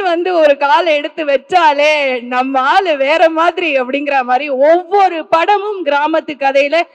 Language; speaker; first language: Tamil; native; Tamil